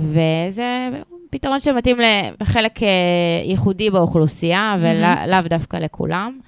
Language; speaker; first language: Hebrew; native; Hebrew